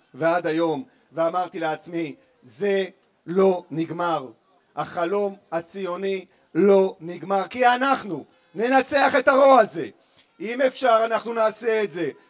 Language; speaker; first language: Hebrew; native; Hebrew